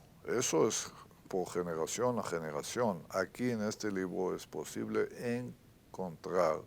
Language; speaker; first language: Spanish; non-native, fluent; Hebrew